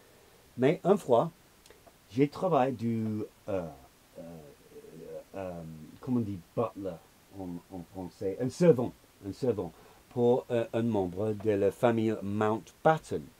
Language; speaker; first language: French; non-native, learner; English